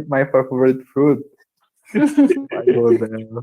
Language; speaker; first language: English; non-native, learner; Indonesian